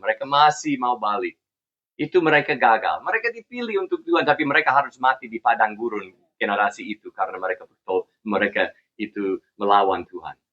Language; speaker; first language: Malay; non-native, fluent; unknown